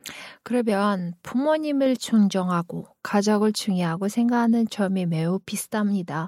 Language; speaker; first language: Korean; non-native, fluent; Kyrgyz